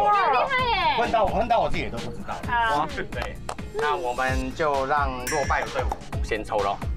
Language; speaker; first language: Chinese; native; Chinese